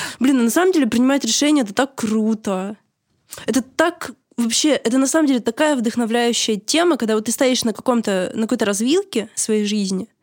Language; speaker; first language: Russian; native; Russian